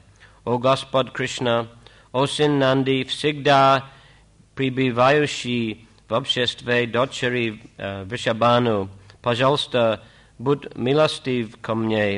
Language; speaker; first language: Russian; native; Russian